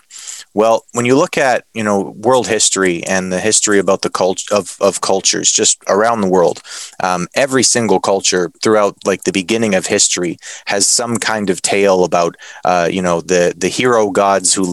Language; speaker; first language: English; native; English